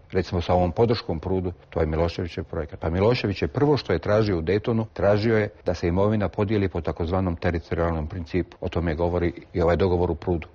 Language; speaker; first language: Bosnian; native; Bosnian